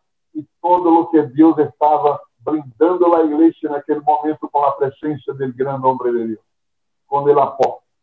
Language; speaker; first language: Spanish; non-native, fluent; Portuguese